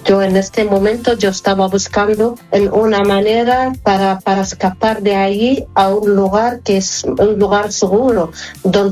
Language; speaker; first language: Spanish; non-native, fluent; Arabic